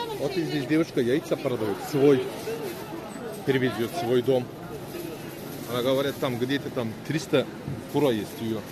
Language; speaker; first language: Russian; non-native, learner; Turkish